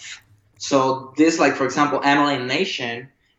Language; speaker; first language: English; non-native, fluent; Spanish